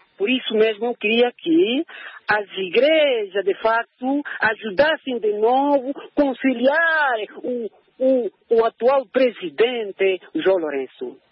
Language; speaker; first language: Portuguese; non-native, local second language; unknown